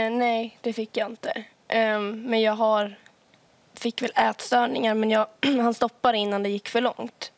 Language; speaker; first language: Swedish; native; Swedish